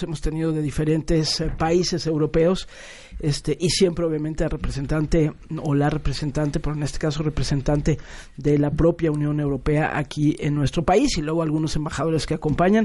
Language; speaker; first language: Spanish; native; Spanish